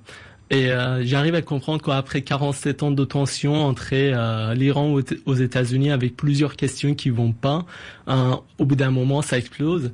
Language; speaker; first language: French; non-native, fluent; Persian